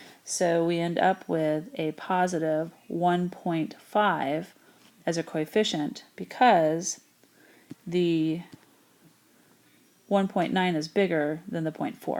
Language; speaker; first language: English; native; English